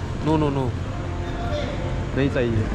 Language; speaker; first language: Hindi; non-native, learner; Nepali